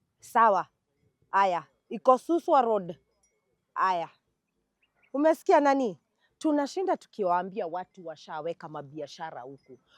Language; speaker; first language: Swahili; native; Swahili